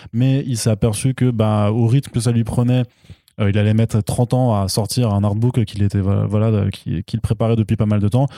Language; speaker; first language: French; native; French